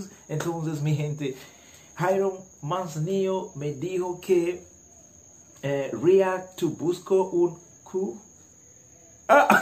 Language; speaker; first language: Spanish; non-native, learner; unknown